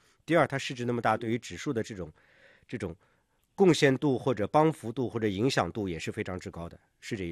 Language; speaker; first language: Chinese; native; Chinese